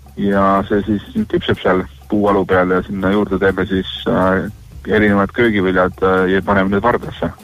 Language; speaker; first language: Estonian; native; Estonian